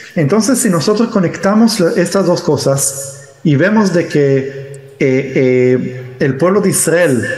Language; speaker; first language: Spanish; early bilingual, heritage; Hebrew